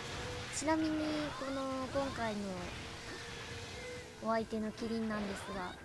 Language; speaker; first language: Japanese; native; Japanese